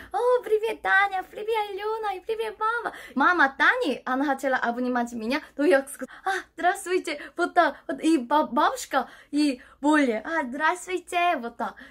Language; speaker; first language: Russian; non-native, learner; Korean